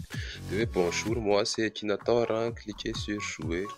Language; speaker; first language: French; non-native, local second language; Malagasy